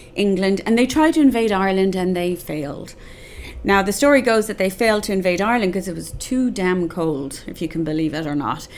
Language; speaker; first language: English; native; English